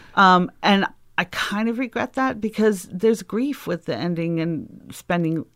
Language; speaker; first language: English; native; English